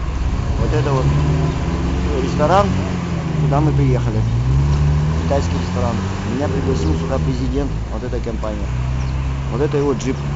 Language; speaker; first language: Russian; native; Russian